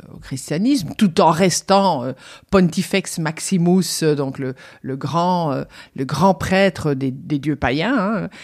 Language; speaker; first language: French; native; French